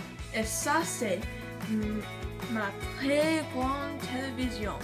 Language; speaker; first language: French; non-native, learner; English